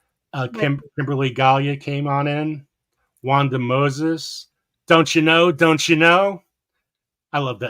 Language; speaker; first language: English; native; English